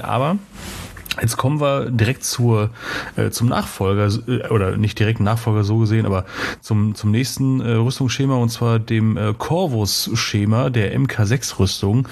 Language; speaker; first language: German; native; German